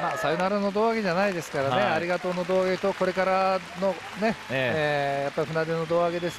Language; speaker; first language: Japanese; native; Japanese